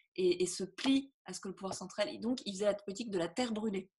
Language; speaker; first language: French; native; French